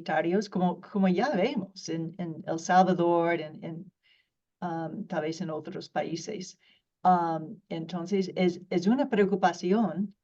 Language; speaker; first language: Spanish; non-native, fluent; English